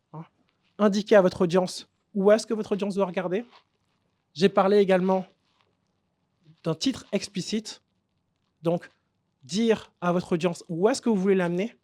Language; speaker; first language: French; native; French